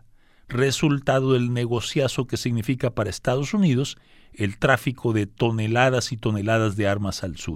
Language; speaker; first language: Spanish; native; Spanish